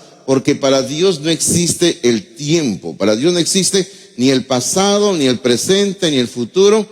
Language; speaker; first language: Spanish; native; Spanish